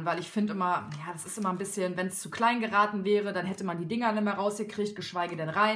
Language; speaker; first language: German; native; German